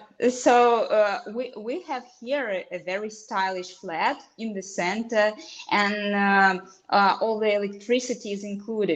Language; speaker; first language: English; non-native, fluent; Russian